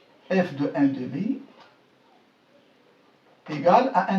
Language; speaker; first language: French; non-native, local second language; Arabic